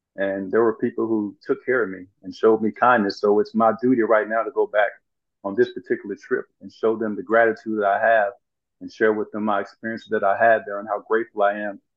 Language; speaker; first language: English; native; English